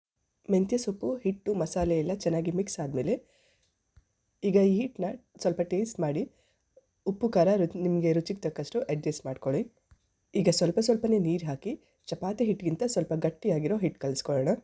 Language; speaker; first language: Kannada; native; Kannada